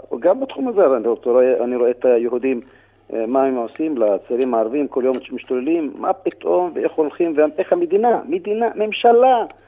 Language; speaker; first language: Hebrew; non-native, local second language; Arabic